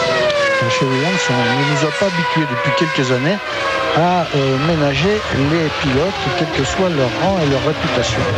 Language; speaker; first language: French; native; French